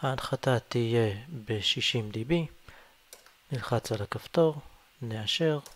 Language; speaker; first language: Hebrew; native; Hebrew